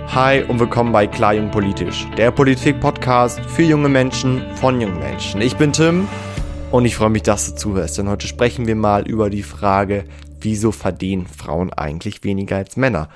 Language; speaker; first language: German; native; German